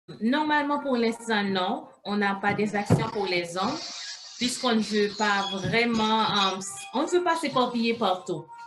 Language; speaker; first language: French; non-native, local second language; Haitian Creole